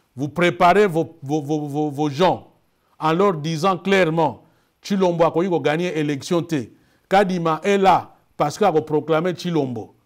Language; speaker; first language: French; non-native, local second language; Lingala